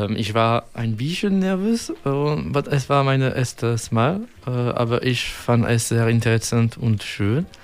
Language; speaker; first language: German; non-native, learner; French